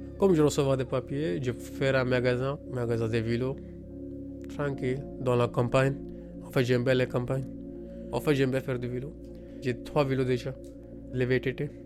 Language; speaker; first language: French; non-native, learner; Punjabi